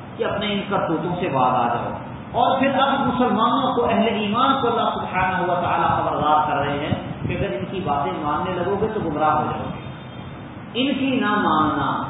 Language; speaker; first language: Urdu; non-native, local second language; Punjabi